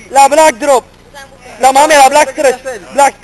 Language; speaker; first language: Spanish; native; Spanish